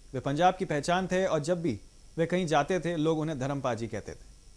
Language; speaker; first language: Hindi; native; Hindi